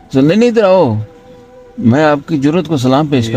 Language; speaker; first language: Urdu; non-native, local second language; Punjabi